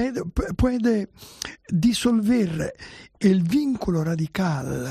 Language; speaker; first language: Spanish; non-native, fluent; Italian